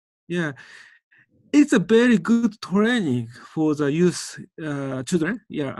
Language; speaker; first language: English; non-native, learner; Japanese